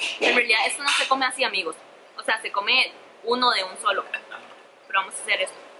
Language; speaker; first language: Spanish; native; Spanish